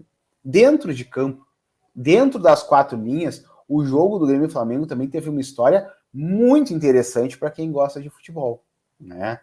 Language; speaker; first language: Portuguese; native; Portuguese